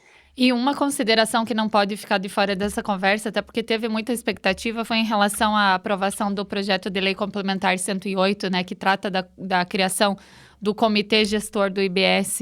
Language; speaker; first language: Portuguese; native; Portuguese